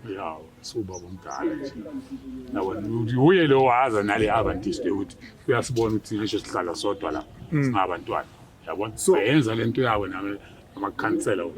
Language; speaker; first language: Zulu; native; Zulu